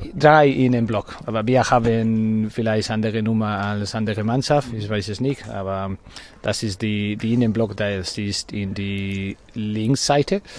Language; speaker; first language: German; non-native, learner; Spanish